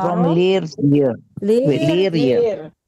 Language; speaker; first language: Dutch; non-native, learner; Indonesian